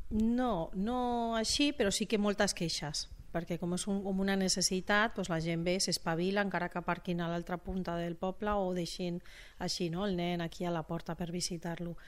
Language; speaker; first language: Catalan; non-native, local second language; Spanish